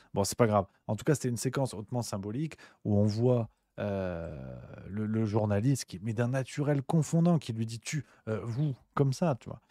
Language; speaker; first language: French; native; French